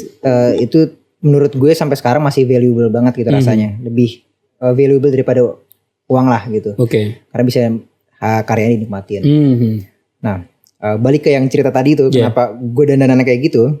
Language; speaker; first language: Indonesian; native; Indonesian